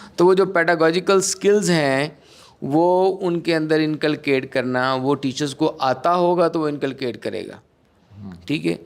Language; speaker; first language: Urdu; native; Urdu